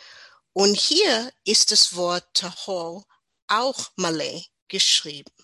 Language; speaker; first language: German; non-native, learner; English